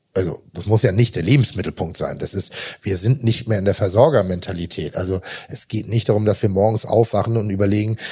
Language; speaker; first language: German; native; German